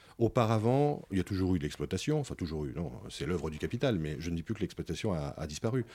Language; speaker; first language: French; native; French